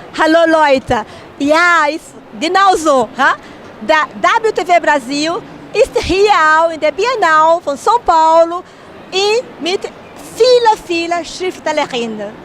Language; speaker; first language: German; non-native, learner; Portuguese